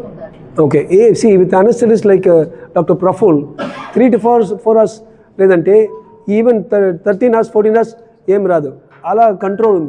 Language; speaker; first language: Telugu; non-native, learner; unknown